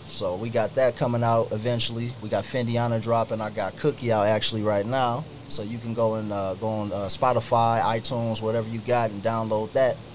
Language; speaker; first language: English; native; English